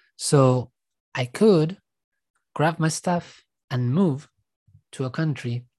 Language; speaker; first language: English; non-native, fluent; Spanish